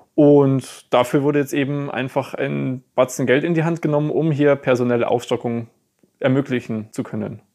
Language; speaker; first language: German; native; German